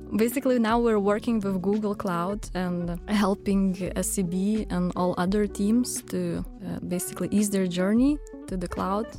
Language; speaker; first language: English; non-native, fluent; Lithuanian